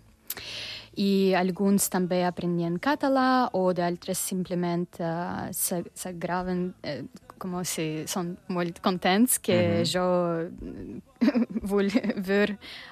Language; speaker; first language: Catalan; non-native, learner; English